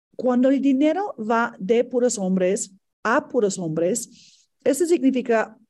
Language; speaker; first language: Spanish; non-native, fluent; English